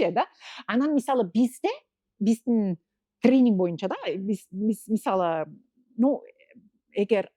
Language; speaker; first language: Kyrgyz; non-native, fluent; English